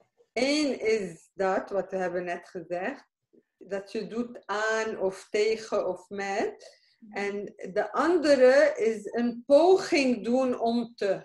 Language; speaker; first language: Dutch; non-native, fluent; Arabic